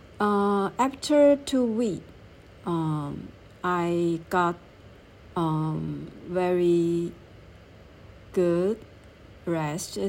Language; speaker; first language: English; non-native, learner; Chinese